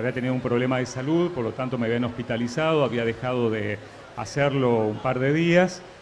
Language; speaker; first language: Spanish; native; Spanish